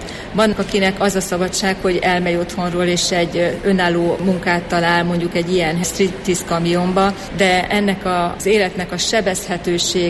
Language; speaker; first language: Hungarian; native; Hungarian